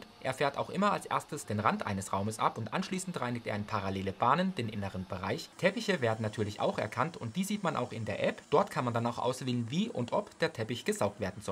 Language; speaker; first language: German; native; German